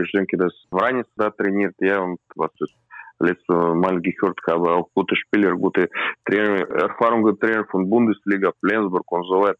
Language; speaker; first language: German; non-native, learner; Russian